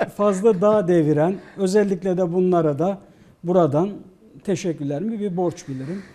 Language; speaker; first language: Turkish; native; Turkish